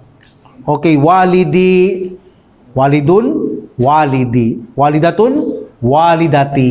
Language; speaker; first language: Arabic; non-native, fluent; Filipino